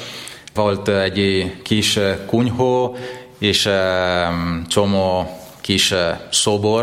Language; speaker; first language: Hungarian; non-native, fluent; Italian